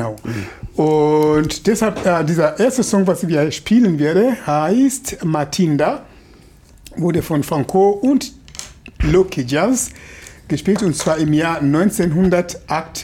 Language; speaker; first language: German; non-native, fluent; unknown